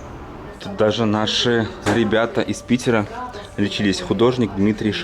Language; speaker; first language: Russian; native; Russian